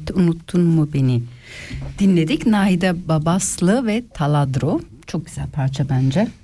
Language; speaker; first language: Turkish; early bilingual, other home language; Swiss German